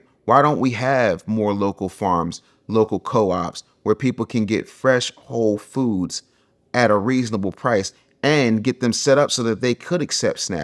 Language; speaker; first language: English; native; English